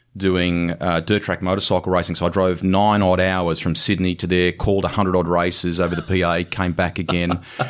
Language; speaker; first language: English; native; English